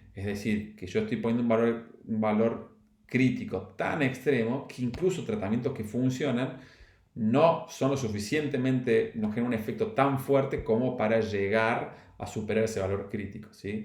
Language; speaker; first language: Spanish; native; Spanish